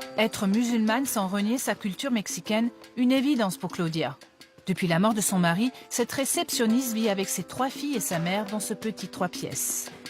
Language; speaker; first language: French; native; French